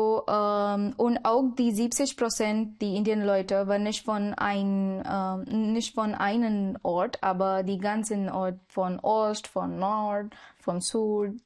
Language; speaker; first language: German; non-native, learner; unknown